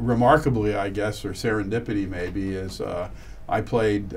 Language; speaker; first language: English; native; English